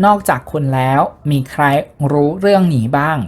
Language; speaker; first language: Thai; non-native, fluent; Chinese